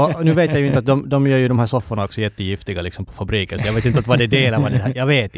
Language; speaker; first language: Swedish; native; Swedish